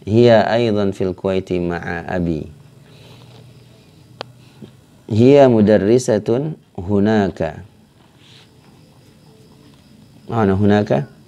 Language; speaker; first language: Arabic; non-native, fluent; Indonesian